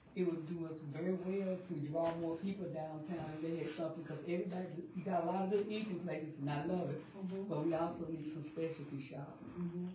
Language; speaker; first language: English; native; English